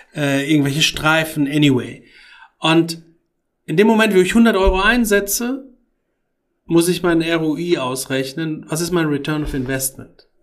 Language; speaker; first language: German; early bilingual, other home language; Arabic